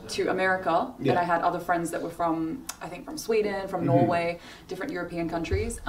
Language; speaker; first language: English; native; English